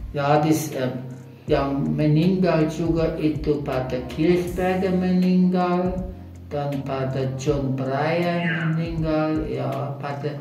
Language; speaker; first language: Indonesian; non-native, fluent; German